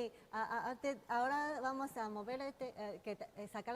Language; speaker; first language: Spanish; non-native, learner; Chinese